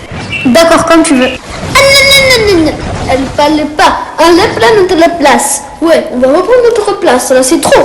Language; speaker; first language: French; native; French